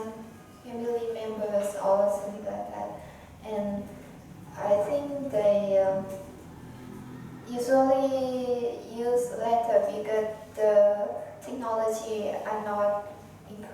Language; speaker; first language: English; non-native, learner; Vietnamese